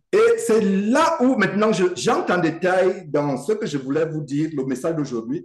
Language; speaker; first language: French; native; French